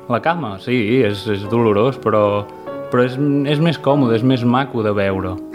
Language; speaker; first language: Catalan; native; Catalan